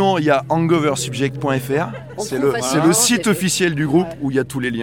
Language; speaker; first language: French; native; French